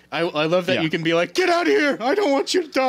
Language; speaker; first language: English; native; English